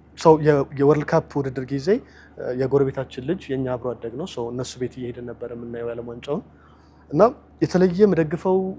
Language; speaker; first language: Amharic; native; Amharic